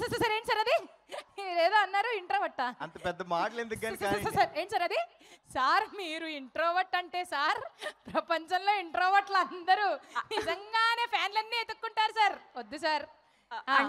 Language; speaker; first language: Telugu; native; Telugu